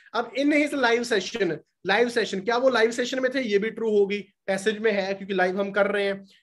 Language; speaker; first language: Hindi; non-native, local second language; Punjabi